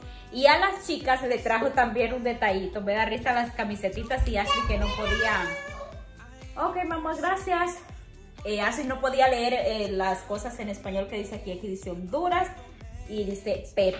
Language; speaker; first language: Spanish; native; Spanish